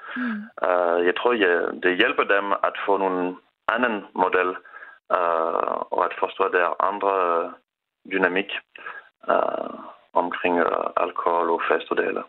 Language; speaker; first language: Danish; non-native, learner; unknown